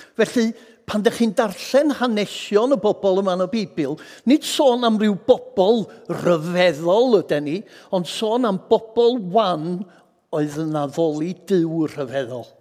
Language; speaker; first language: Welsh; native; Welsh